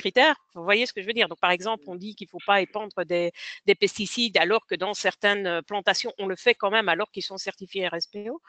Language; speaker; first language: French; native; French